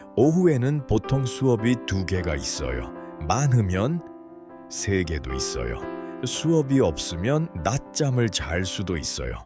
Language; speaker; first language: Korean; non-native, fluent; Uzbek